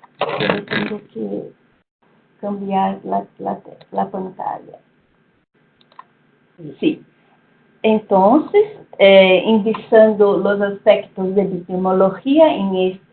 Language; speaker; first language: Spanish; non-native, fluent; Portuguese